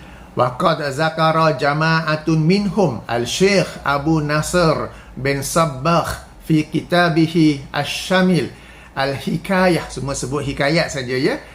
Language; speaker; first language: Malay; native; Malay